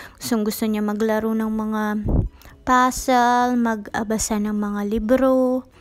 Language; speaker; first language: Filipino; non-native, local second language; Hiligaynon